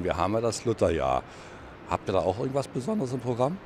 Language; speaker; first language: German; native; German